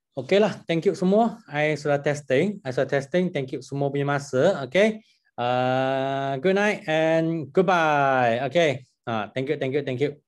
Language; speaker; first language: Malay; non-native, local second language; Chinese